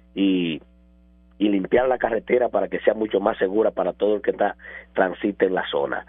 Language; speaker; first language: Spanish; native; Spanish